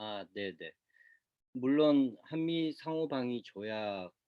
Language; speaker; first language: Korean; native; Korean